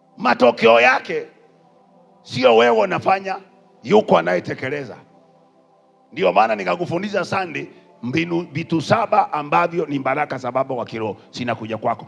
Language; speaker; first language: Swahili; non-native, local second language; Kikuyu